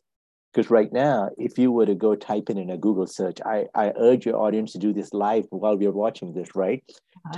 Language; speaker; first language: English; non-native, local second language; Tamil